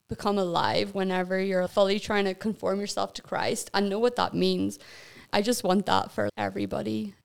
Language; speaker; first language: English; native; English